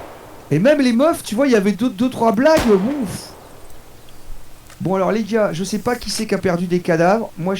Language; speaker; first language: French; native; French